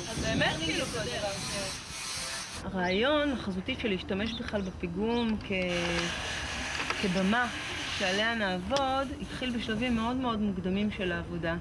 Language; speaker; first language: Hebrew; native; Hebrew